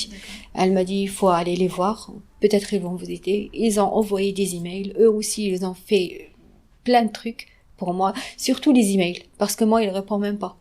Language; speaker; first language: French; non-native, fluent; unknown